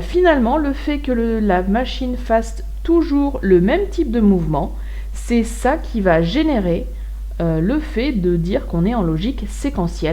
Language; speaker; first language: French; native; French